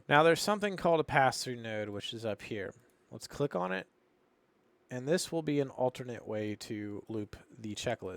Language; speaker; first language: English; native; English